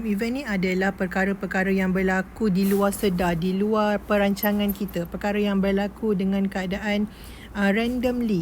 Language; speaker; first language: Malay; native; Malay